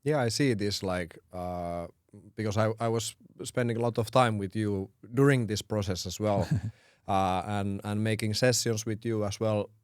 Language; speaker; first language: English; non-native, fluent; Finnish